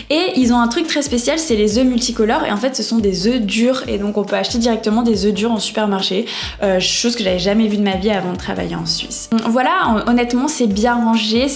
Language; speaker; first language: French; native; French